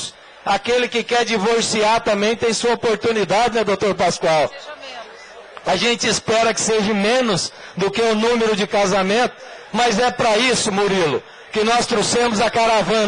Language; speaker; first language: Portuguese; native; Portuguese